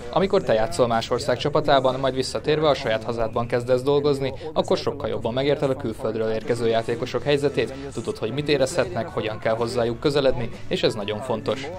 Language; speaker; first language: Hungarian; native; Hungarian